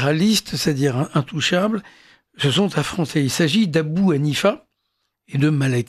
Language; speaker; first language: French; native; French